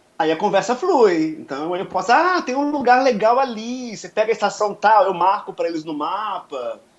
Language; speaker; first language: Portuguese; native; Portuguese